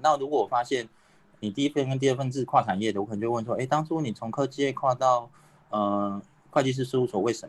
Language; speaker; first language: Chinese; native; Chinese